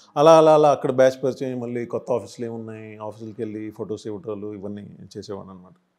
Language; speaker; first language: Telugu; non-native, local second language; Hindi